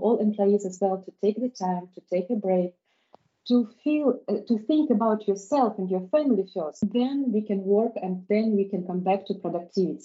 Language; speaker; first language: English; non-native, fluent; Russian